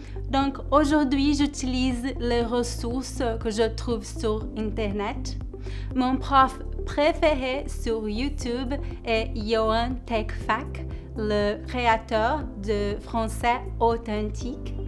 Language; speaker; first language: French; non-native, fluent; Portuguese